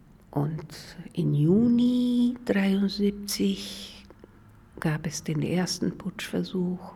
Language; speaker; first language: German; non-native, fluent; Spanish